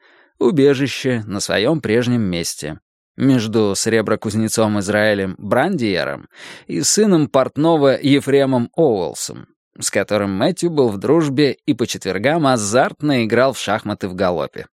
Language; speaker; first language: Russian; native; Russian